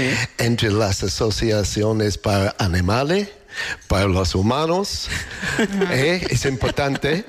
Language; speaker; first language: Spanish; non-native, fluent; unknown